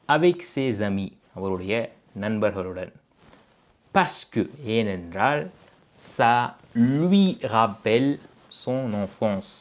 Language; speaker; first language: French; non-native, fluent; Tamil